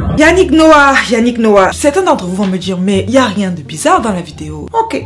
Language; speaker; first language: French; non-native, local second language; Basaa